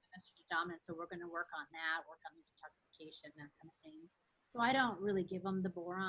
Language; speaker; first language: English; native; English